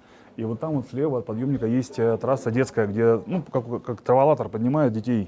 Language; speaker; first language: Russian; native; Russian